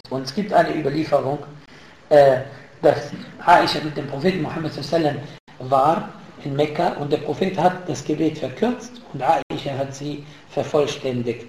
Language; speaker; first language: German; non-native, fluent; Arabic